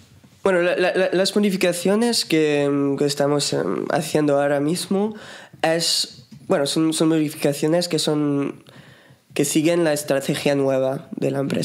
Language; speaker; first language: Spanish; non-native, fluent; French